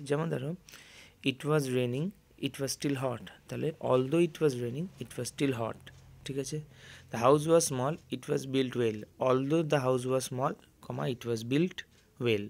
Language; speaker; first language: English; non-native, local second language; Bangla